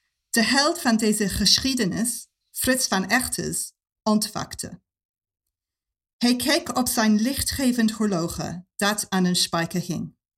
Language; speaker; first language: Dutch; non-native, fluent; English